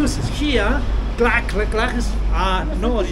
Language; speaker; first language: German; non-native, learner; Spanish